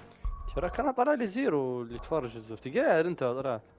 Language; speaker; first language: Arabic; native; Arabic